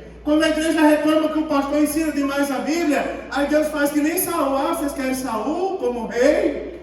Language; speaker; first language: Portuguese; native; Portuguese